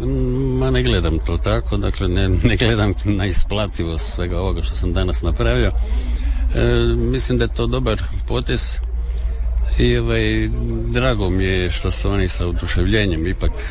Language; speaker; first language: Serbian; native; Serbian